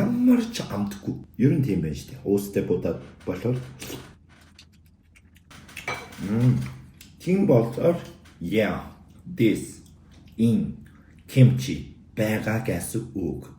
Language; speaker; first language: Mongolian; non-native, learner; Korean